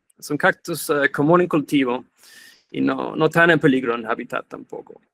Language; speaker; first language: Spanish; non-native, fluent; English